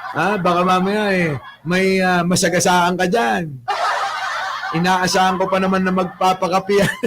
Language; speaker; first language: Filipino; native; Filipino